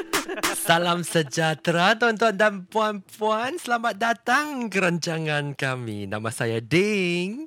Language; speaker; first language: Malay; non-native, local second language; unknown